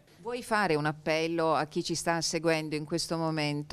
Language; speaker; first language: Italian; native; Italian